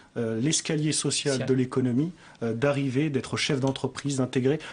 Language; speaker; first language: French; native; French